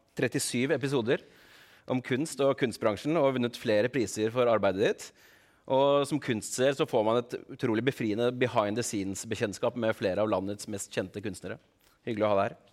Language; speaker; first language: Norwegian; native; Norwegian